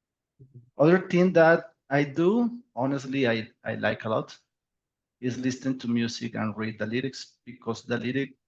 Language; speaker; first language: English; non-native, learner; Spanish